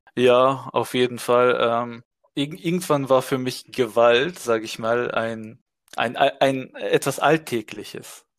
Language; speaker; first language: German; early bilingual, other home language; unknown